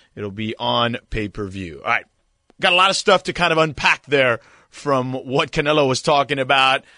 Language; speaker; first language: English; early bilingual, other home language; Spanish